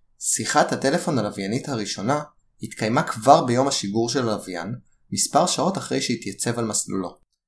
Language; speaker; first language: Hebrew; native; Hebrew